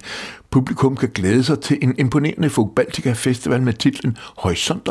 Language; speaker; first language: Danish; native; Danish